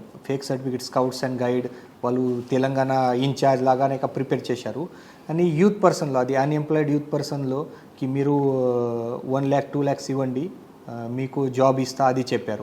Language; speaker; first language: Telugu; non-native, fluent; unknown